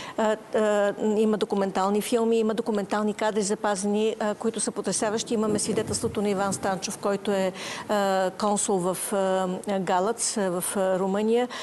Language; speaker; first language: Bulgarian; native; Bulgarian